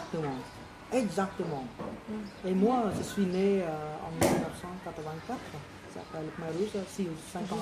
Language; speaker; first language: French; non-native, fluent; Khmer